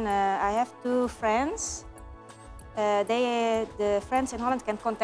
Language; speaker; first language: English; non-native, learner; Dutch